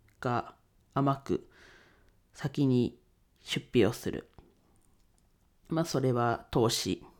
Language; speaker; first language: Japanese; native; Japanese